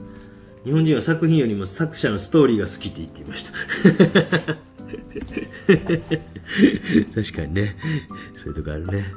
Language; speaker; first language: Japanese; native; Japanese